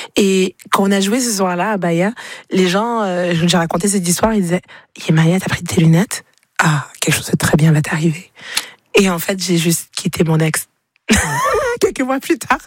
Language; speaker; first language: French; early bilingual, other home language; Haitian Creole